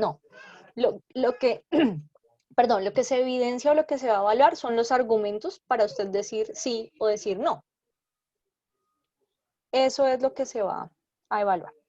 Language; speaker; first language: Spanish; native; Spanish